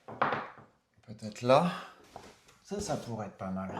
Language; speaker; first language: French; native; French